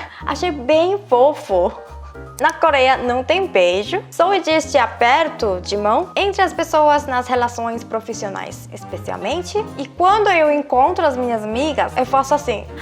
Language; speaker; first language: Portuguese; non-native, fluent; Korean